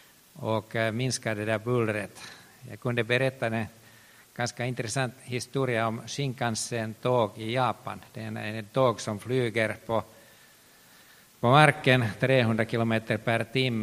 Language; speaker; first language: Swedish; non-native, local second language; Finnish